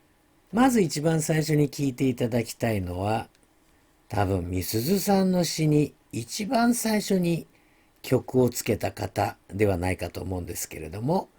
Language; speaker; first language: Japanese; native; Japanese